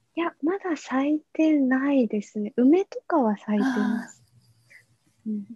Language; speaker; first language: Japanese; native; Japanese